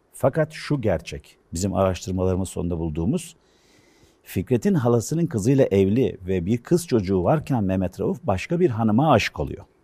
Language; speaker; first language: Turkish; native; Turkish